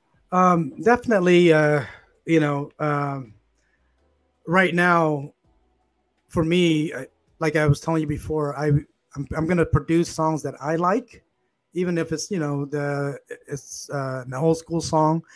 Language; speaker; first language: English; early bilingual, other home language; Khmer